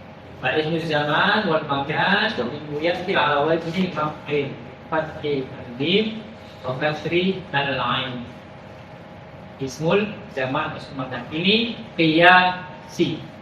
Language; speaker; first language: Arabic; non-native, fluent; Malay